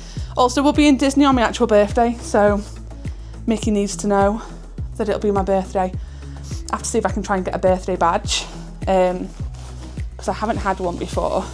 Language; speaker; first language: English; native; English